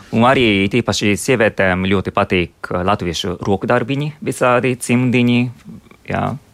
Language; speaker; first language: Latvian; non-native, fluent; Japanese